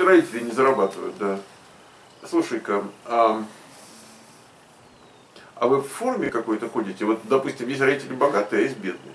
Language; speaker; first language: Russian; native; Russian